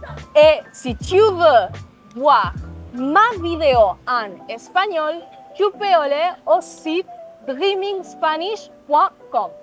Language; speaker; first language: French; non-native, fluent; Spanish